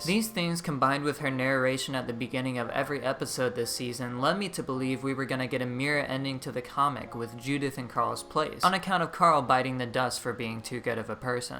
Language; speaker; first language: English; native; English